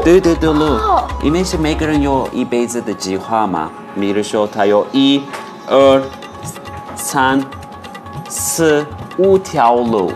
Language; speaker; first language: Chinese; non-native, fluent; Turkish